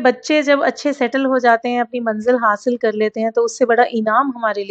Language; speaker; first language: Hindi; native; Hindi